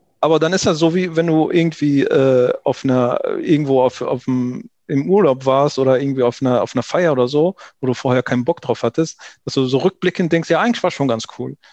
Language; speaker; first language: German; early bilingual, other home language; Arabic